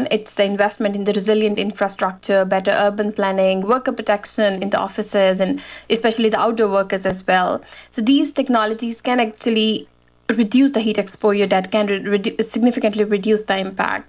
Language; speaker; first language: English; non-native, fluent; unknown